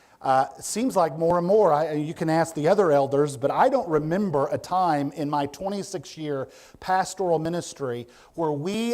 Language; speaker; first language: English; native; English